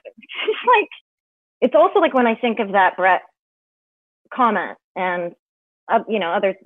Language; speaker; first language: English; native; English